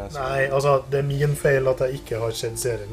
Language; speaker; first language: Norwegian; native; Norwegian